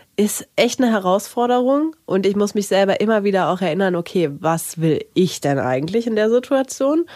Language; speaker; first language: German; native; German